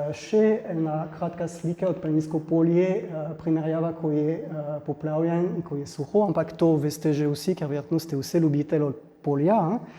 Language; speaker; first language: Slovenian; non-native, fluent; French